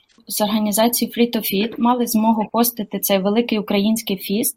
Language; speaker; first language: Ukrainian; native; Ukrainian